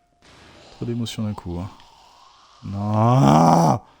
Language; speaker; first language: French; native; French